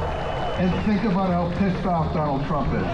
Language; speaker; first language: English; native; English